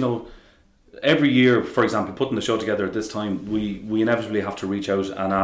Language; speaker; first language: English; native; English